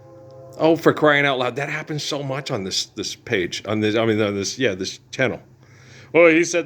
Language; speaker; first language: English; native; English